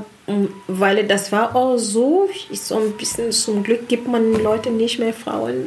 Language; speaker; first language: German; non-native, learner; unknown